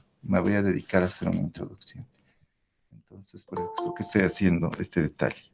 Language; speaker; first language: Spanish; native; Spanish